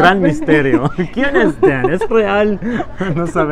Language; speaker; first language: Spanish; non-native, fluent; English